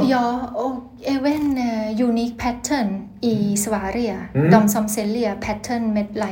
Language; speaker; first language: Swedish; non-native, learner; Thai